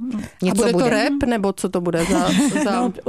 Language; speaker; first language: Czech; native; Czech